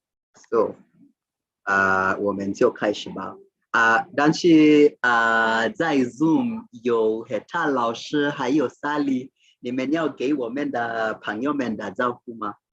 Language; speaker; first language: Chinese; non-native, fluent; Swahili